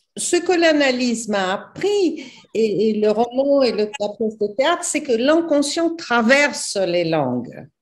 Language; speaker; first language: French; non-native, fluent; Portuguese